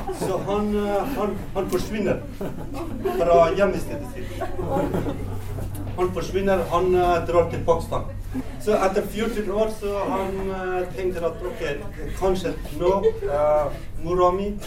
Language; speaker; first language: Norwegian; non-native, fluent; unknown